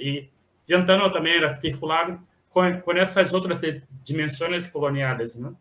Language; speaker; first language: Spanish; non-native, fluent; Portuguese